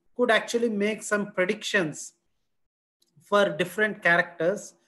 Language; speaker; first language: English; non-native, local second language; Telugu